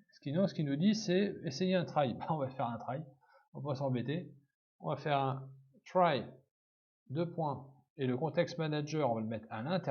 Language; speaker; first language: French; native; French